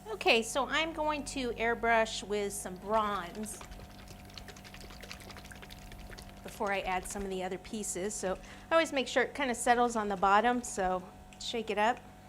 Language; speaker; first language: English; native; English